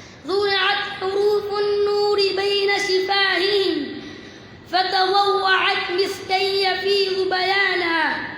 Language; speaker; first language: Arabic; non-native, learner; Urdu